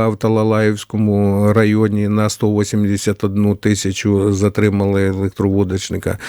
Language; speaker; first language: Ukrainian; native; Ukrainian